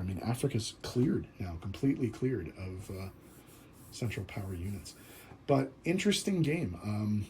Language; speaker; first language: English; native; English